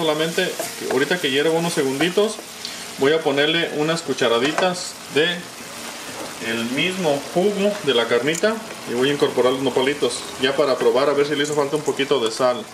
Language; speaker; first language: Spanish; native; Spanish